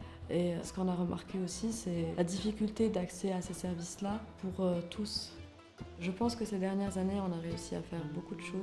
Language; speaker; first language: French; non-native, local second language; Arabic